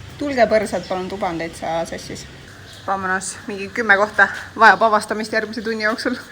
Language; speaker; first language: Estonian; native; Estonian